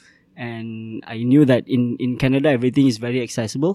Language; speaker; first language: English; non-native, local second language; Malay